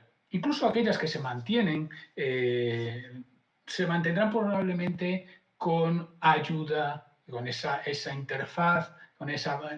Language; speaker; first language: Spanish; native; Spanish